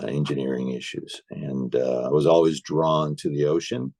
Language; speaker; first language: English; native; English